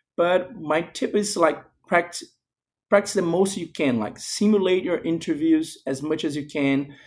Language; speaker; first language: English; non-native, fluent; Portuguese